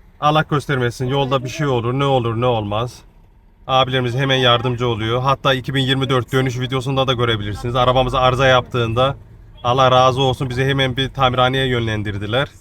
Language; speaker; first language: Turkish; early bilingual, heritage; Turkish